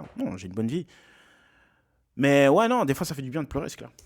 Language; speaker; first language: French; native; French